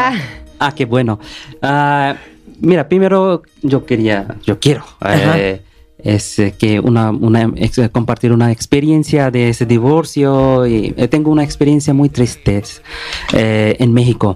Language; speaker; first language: Spanish; non-native, learner; Bangla